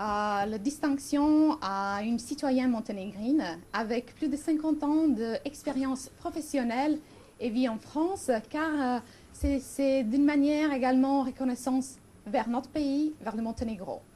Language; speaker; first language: French; non-native, fluent; Serbian